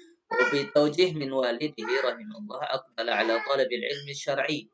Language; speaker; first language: Arabic; non-native, fluent; Indonesian